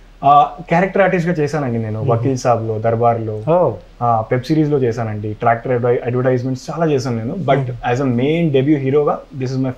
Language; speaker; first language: Telugu; non-native, local second language; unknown